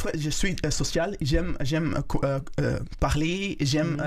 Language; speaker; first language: French; non-native, local second language; Kinyarwanda